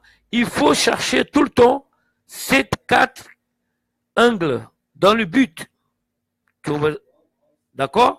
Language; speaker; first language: French; non-native, fluent; Portuguese